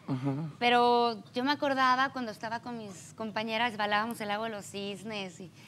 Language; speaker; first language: Spanish; native; Spanish